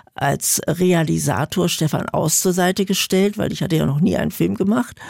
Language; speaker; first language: German; native; German